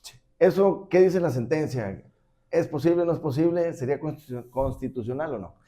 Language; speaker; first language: Spanish; native; Spanish